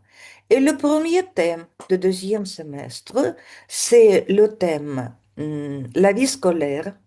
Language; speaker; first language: French; non-native, fluent; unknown